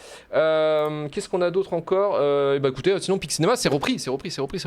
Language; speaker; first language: French; native; French